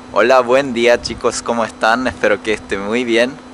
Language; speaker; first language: Spanish; non-native, learner; Japanese